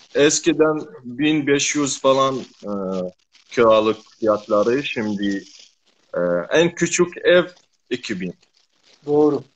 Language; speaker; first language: Turkish; non-native, learner; Arabic